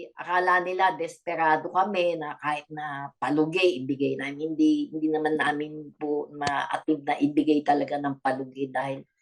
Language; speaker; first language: Filipino; native; Filipino